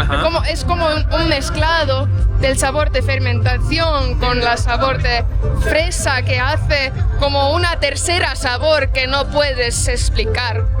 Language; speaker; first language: Spanish; non-native, fluent; Portuguese